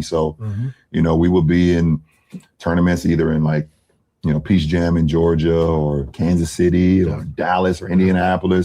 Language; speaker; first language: English; native; English